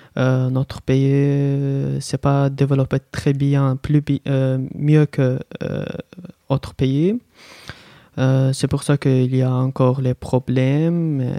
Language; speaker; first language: French; non-native, learner; Azerbaijani